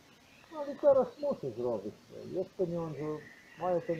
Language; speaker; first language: Polish; non-native, learner; Croatian